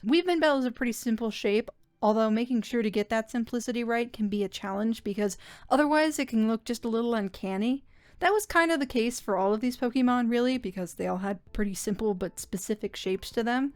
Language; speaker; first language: English; native; English